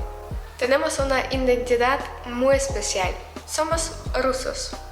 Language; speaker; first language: Spanish; non-native, fluent; Russian